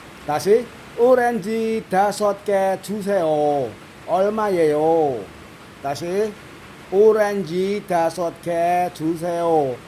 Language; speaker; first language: Korean; non-native, fluent; Indonesian